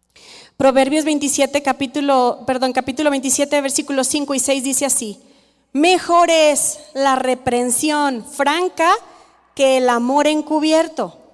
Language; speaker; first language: Spanish; native; Spanish